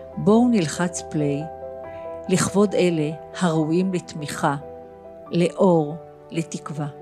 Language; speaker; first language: Hebrew; native; Hebrew